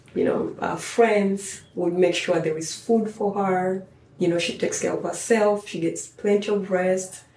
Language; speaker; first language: English; non-native, local second language; Swahili